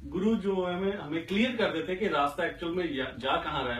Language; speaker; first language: Hindi; non-native, local second language; Punjabi